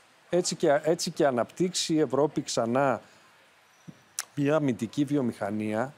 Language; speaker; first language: Greek; native; Greek